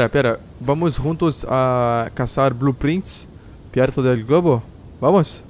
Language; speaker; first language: Spanish; non-native, learner; Portuguese